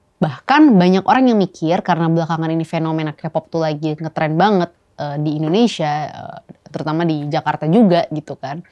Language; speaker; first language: Indonesian; native; Indonesian